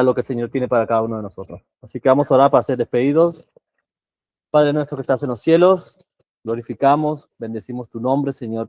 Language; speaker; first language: Spanish; native; Spanish